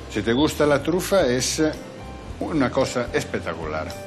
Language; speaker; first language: Spanish; non-native, fluent; Italian